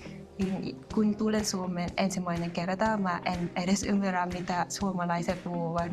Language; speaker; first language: Finnish; non-native, learner; Vietnamese